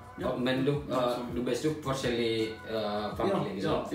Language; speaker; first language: Norwegian; non-native, learner; Indonesian